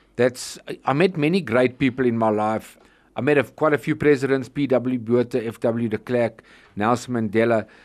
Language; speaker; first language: English; native; English